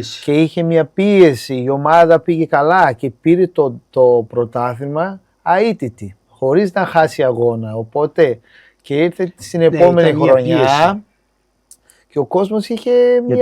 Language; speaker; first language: Greek; non-native, fluent; Portuguese